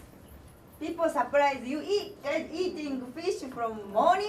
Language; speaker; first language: English; non-native, learner; Japanese